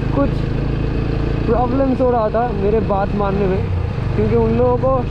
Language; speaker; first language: Hindi; non-native, local second language; Bangla